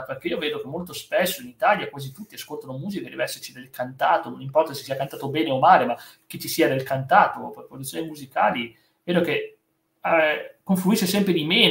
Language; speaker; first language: Italian; native; Italian